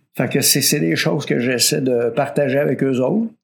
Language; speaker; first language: French; native; French